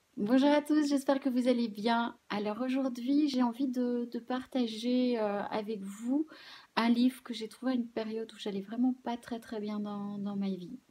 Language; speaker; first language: French; native; French